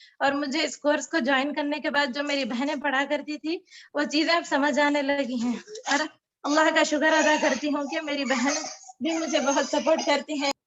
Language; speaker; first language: Urdu; native; Urdu